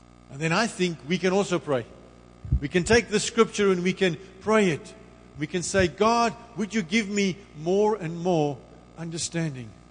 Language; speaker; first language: English; non-native, local second language; Afrikaans